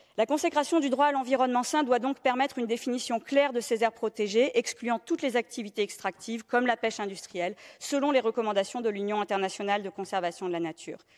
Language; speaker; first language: French; native; French